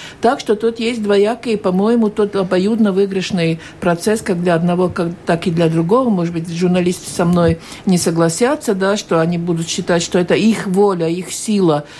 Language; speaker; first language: Russian; non-native, local second language; Latvian